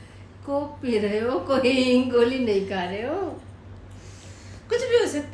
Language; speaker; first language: Hindi; native; Hindi